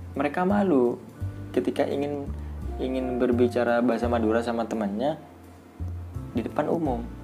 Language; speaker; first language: Indonesian; non-native, local second language; Madurese